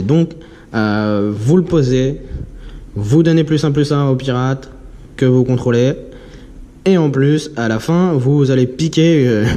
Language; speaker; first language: French; native; French